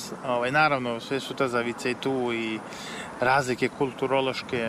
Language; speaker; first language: Serbian; native; Serbian